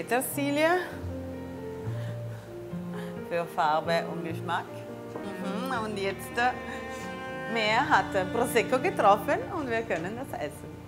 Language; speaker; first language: German; non-native, learner; Italian